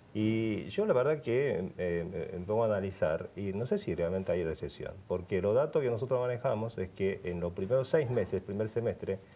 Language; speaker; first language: Spanish; non-native, fluent; Korean